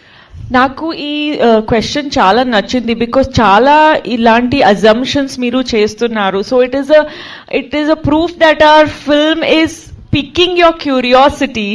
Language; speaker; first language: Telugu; non-native, learner; Hindi